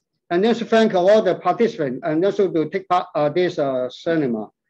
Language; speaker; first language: English; non-native, local second language; Cantonese